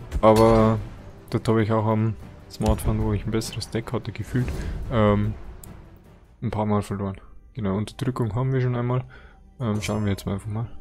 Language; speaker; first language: German; native; German